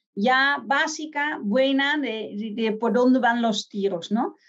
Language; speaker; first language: Spanish; non-native, fluent; Dutch